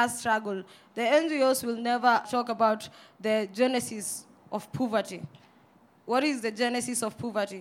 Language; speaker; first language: English; non-native, local second language; Swahili